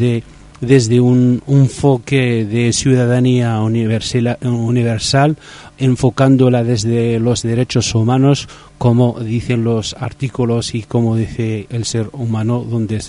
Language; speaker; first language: Spanish; non-native, fluent; Riffian